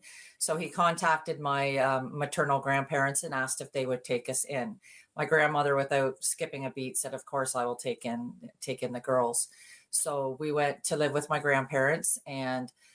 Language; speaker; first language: English; native; English